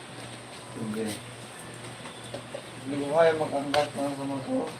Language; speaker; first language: Filipino; non-native, local second language; Bikol